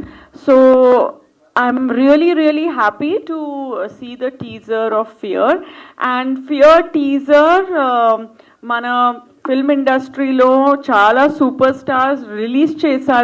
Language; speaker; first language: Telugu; non-native, fluent; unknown